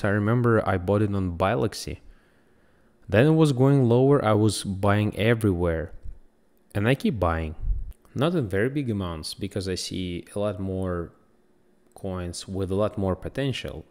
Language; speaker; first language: English; non-native, fluent; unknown